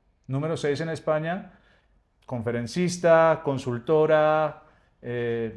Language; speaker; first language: Spanish; native; Spanish